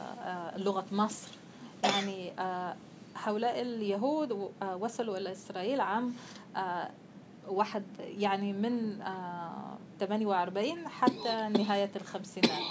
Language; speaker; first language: Arabic; non-native, fluent; Hebrew